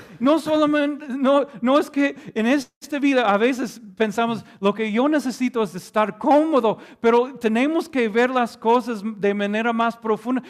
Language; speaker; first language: Spanish; non-native, fluent; English